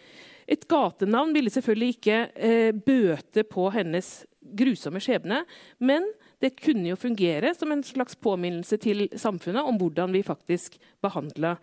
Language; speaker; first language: Norwegian; native; Norwegian